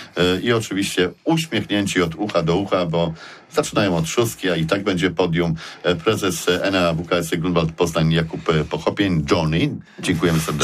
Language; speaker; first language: Polish; native; Polish